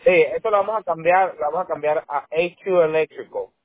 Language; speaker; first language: Spanish; native; Spanish